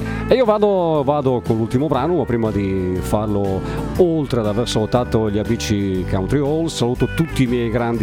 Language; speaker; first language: Italian; native; Italian